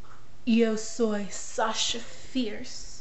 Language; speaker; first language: Spanish; non-native, learner; English